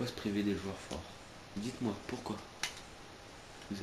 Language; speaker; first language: French; native; French